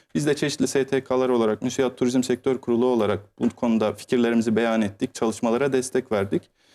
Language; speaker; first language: Turkish; native; Turkish